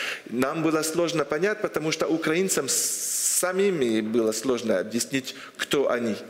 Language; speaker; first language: Russian; non-native, fluent; French